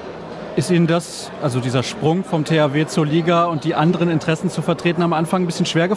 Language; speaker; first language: German; native; German